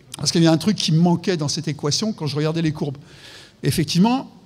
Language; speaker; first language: French; native; French